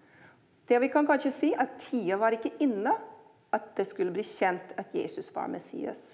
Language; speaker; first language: Norwegian; non-native, fluent; English